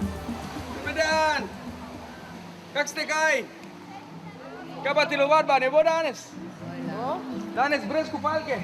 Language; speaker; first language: Slovenian; non-native, learner; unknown